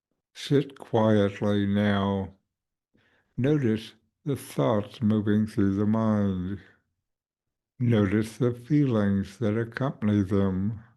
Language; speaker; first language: English; native; English